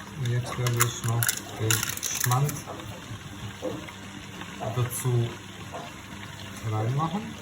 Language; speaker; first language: German; non-native, fluent; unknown